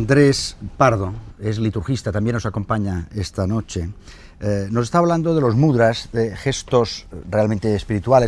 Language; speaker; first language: Spanish; native; Spanish